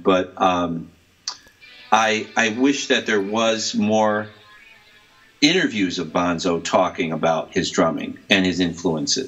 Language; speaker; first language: English; native; English